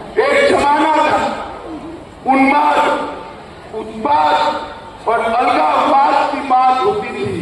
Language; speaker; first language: Hindi; non-native, local second language; Gujarati